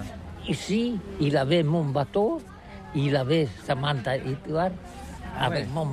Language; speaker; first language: French; non-native, learner; Catalan